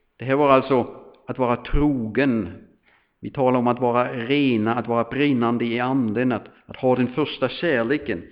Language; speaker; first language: Swedish; non-native, fluent; German